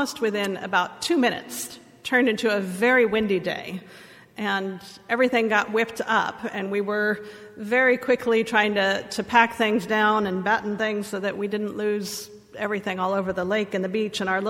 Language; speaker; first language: English; native; English